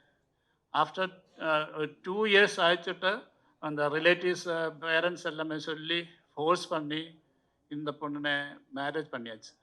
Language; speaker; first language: Tamil; non-native, learner; Malayalam